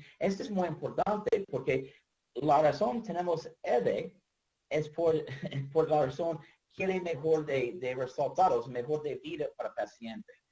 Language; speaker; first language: Spanish; non-native, learner; English